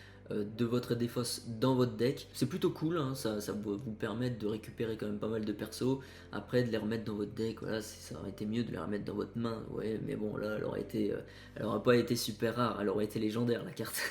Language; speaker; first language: French; native; French